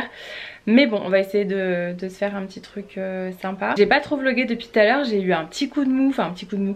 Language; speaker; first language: French; native; French